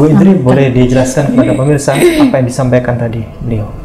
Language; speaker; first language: Indonesian; native; Indonesian